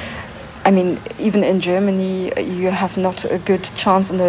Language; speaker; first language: English; non-native, fluent; German